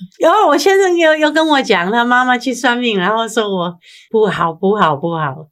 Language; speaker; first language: Chinese; non-native, fluent; English